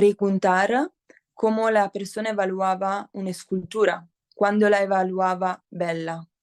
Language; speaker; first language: Spanish; non-native, learner; Italian